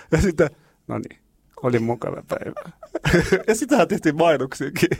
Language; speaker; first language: Finnish; non-native, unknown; Arabic